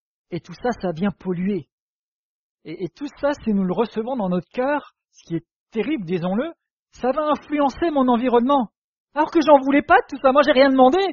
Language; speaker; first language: French; native; French